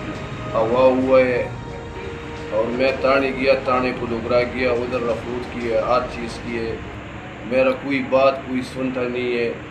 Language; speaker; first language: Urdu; non-native, local second language; Pashto